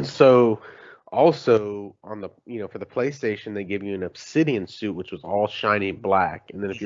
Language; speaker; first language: English; native; English